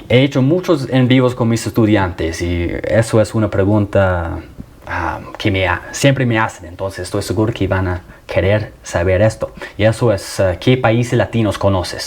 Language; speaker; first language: Spanish; non-native, fluent; English